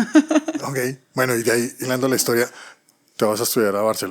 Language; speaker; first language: Spanish; native; Spanish